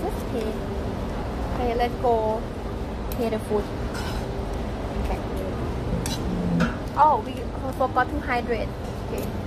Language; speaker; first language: English; non-native, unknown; Thai